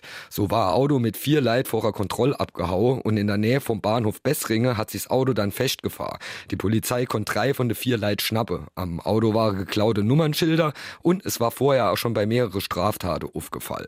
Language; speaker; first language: German; native; German